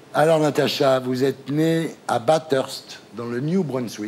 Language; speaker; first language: French; native; French